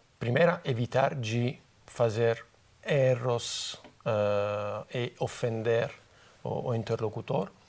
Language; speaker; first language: Portuguese; non-native, fluent; Italian